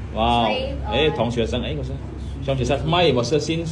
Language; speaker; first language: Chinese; non-native, fluent; Khmer